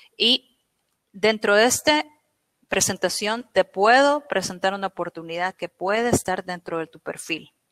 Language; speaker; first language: Spanish; native; Spanish